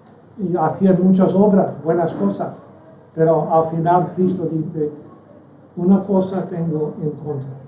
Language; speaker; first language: Spanish; non-native, fluent; English